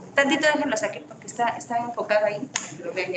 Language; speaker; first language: Spanish; native; Spanish